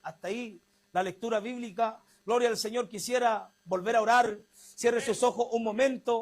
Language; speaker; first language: Spanish; native; Spanish